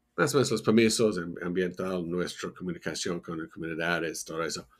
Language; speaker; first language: Spanish; non-native, learner; English